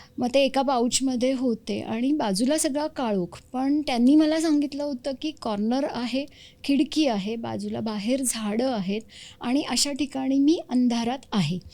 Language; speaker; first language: Marathi; native; Marathi